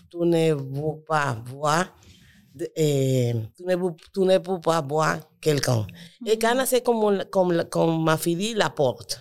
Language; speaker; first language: French; non-native, learner; Spanish